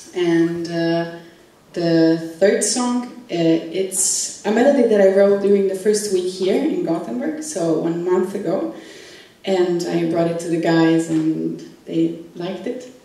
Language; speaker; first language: English; non-native, fluent; Italian